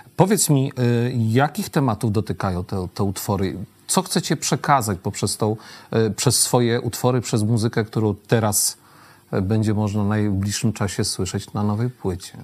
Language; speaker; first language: Polish; native; Polish